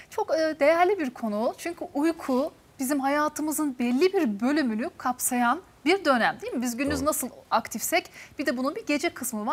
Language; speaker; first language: Turkish; native; Turkish